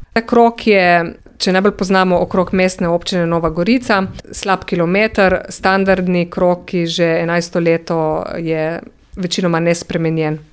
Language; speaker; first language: Slovenian; native; Slovenian